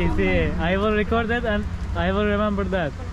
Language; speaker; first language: English; non-native, learner; Turkish